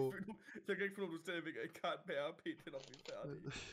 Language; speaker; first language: Danish; native; Danish